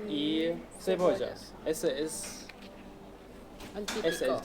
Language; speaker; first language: Spanish; non-native, learner; German